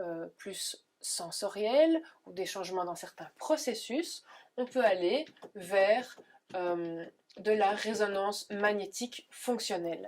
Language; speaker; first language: French; native; French